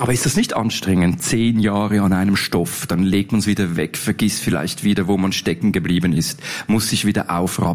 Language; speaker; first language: German; native; German